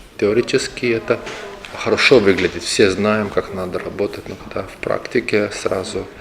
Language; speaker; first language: Russian; non-native, local second language; Lithuanian